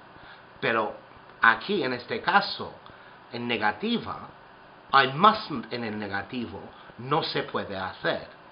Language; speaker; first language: Spanish; non-native, fluent; English